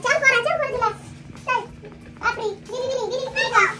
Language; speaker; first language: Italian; non-native, fluent; Filipino